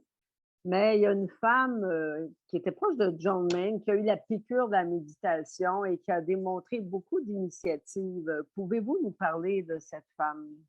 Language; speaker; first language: French; native; French